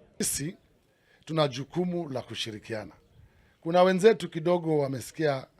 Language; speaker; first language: Swahili; native; Swahili